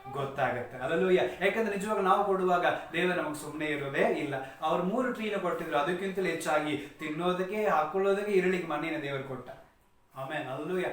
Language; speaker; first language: Kannada; non-native, local second language; Tamil